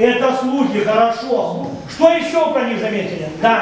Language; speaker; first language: Russian; native; Russian